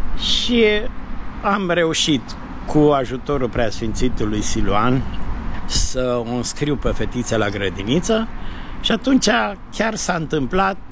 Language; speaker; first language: Romanian; native; Romanian